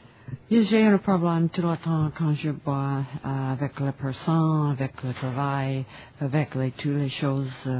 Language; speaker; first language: French; non-native, learner; English